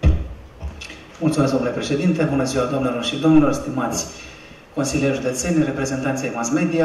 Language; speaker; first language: Romanian; native; Romanian